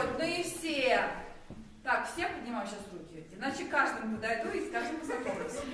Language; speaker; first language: Russian; native; Russian